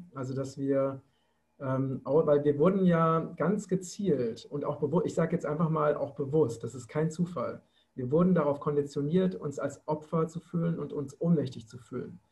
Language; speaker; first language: German; native; German